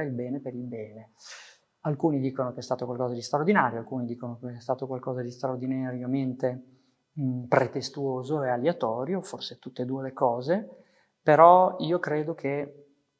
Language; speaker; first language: Italian; early bilingual, other home language; Persian